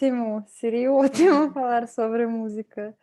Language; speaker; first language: Portuguese; non-native, fluent; Russian